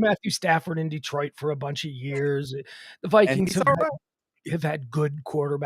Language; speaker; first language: English; native; English